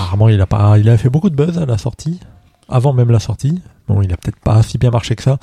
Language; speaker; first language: French; native; French